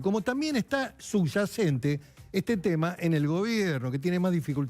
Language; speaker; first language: Spanish; native; Spanish